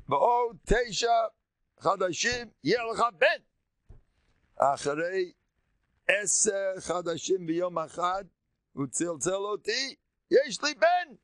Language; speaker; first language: Hebrew; non-native, fluent; English